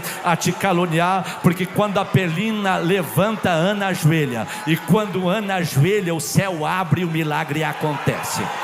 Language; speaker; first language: Portuguese; native; Portuguese